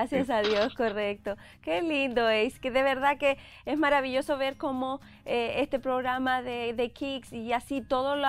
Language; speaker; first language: Spanish; native; Spanish